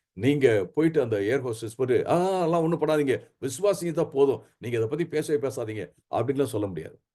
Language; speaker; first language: Tamil; native; Tamil